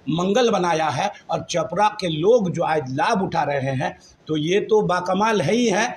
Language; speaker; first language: Hindi; non-native, local second language; Bangla